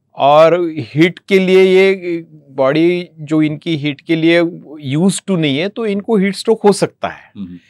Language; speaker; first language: Hindi; non-native, local second language; Marathi